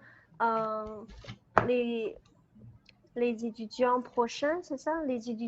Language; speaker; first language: French; non-native, learner; Chinese